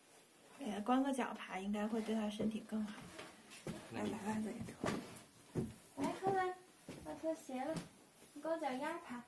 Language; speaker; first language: Chinese; native; Chinese